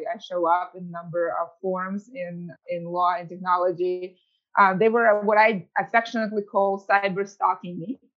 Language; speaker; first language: English; early bilingual, other home language; Ukrainian